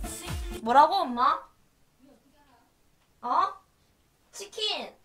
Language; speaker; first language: Korean; native; Korean